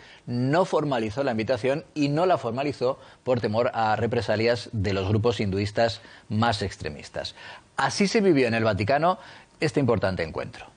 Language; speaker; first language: Spanish; native; Spanish